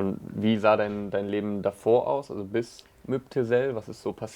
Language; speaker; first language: German; native; German